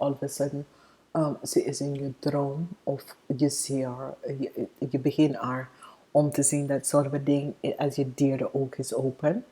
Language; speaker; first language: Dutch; non-native, fluent; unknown